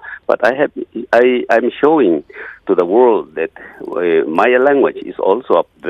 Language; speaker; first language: English; non-native, fluent; Yucateco